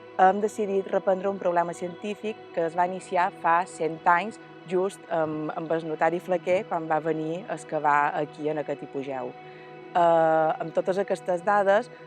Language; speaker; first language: Catalan; native; Catalan